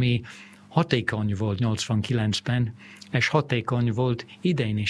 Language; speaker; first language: Hungarian; non-native, fluent; English